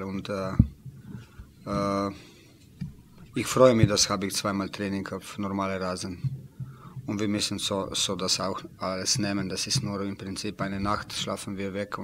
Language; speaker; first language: German; non-native, learner; Slovenian